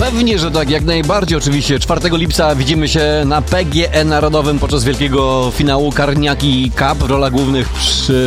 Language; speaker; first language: Polish; native; Polish